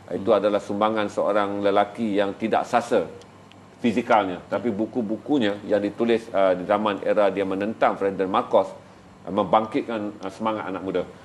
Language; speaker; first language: Malay; native; Malay